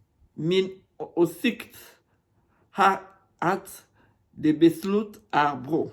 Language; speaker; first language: Swedish; non-native, learner; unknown